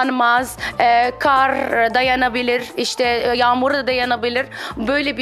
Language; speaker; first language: Turkish; non-native, fluent; Arabic